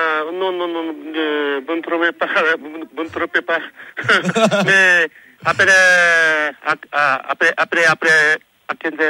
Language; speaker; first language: French; non-native, learner; Japanese